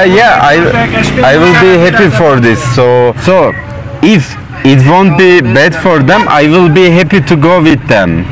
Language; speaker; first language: English; non-native, learner; Turkish